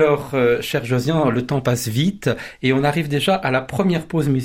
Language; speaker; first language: French; native; French